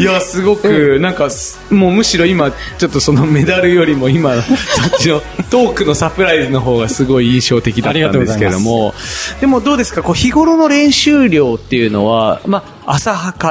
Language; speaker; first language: Japanese; native; Japanese